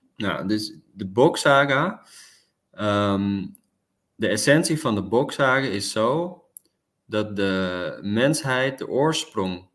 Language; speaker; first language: Dutch; native; Dutch